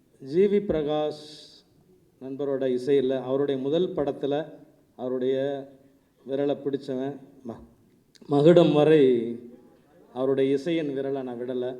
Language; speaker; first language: Tamil; native; Tamil